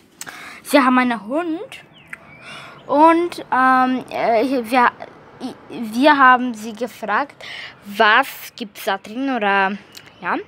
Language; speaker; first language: German; early bilingual, other home language; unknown